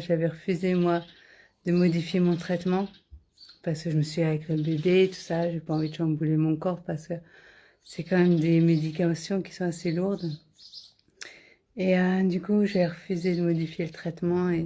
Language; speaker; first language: French; native; French